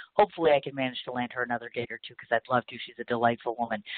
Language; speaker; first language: English; native; English